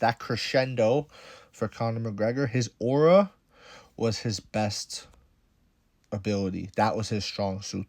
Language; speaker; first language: English; native; English